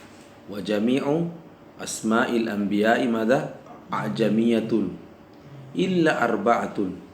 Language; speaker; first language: Arabic; non-native, fluent; Indonesian